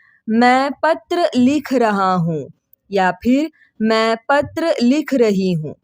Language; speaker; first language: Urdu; non-native, local second language; Marathi